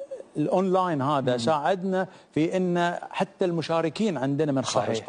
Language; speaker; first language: Arabic; native; Arabic